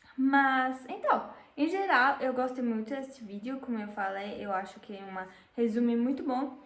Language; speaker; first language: Portuguese; non-native, fluent; German